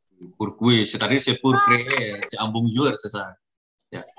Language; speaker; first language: French; non-native, learner; Indonesian